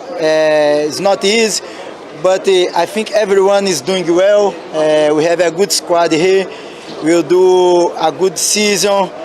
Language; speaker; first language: English; non-native, learner; Portuguese